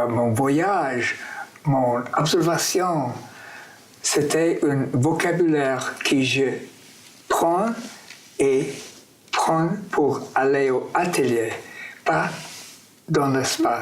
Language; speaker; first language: French; non-native, fluent; English